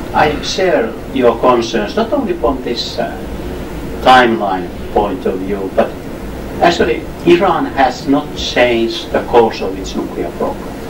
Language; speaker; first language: English; non-native, fluent; Finnish